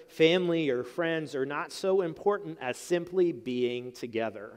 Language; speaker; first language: English; native; English